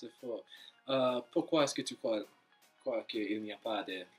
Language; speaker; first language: French; non-native, learner; English